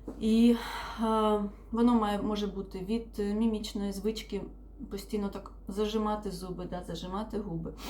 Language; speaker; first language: Ukrainian; non-native, local second language; Russian